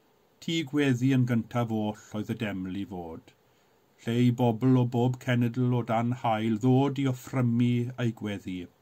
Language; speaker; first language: Welsh; native; Welsh